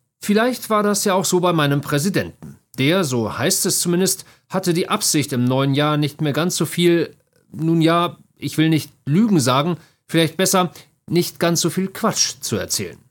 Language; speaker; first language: German; native; German